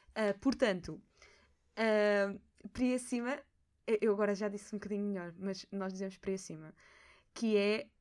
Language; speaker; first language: Portuguese; native; Portuguese